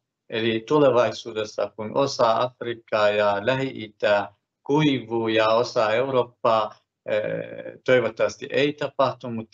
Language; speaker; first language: Finnish; non-native, fluent; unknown